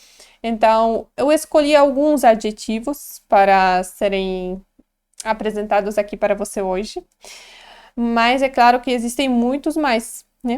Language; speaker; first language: Portuguese; non-native, fluent; Polish